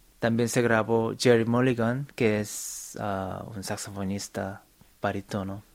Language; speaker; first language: Spanish; non-native, fluent; Korean